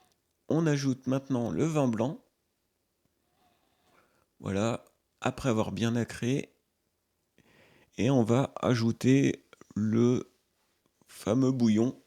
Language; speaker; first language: French; native; French